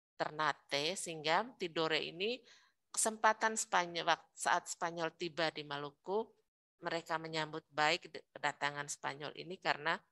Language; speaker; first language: Indonesian; native; Indonesian